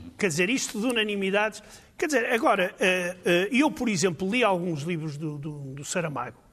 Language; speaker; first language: Portuguese; native; Portuguese